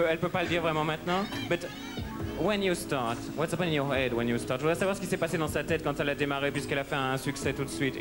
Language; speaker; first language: French; native; French